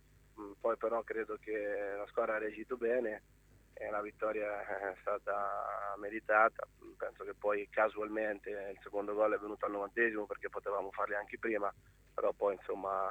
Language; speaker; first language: Italian; native; Italian